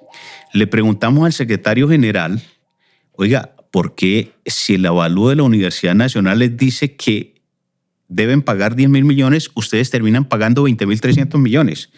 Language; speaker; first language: Spanish; native; Spanish